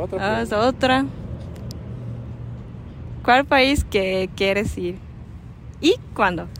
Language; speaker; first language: Spanish; non-native, learner; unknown